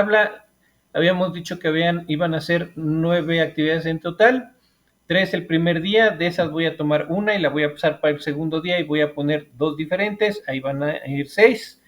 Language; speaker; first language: Spanish; native; Spanish